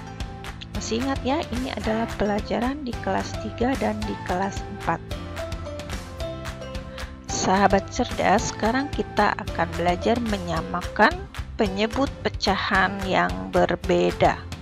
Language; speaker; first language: Indonesian; native; Indonesian